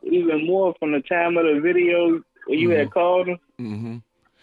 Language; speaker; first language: English; native; English